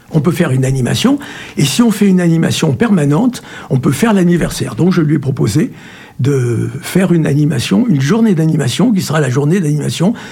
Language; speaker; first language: French; native; French